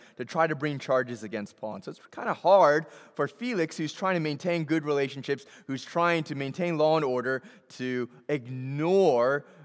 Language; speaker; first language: English; native; English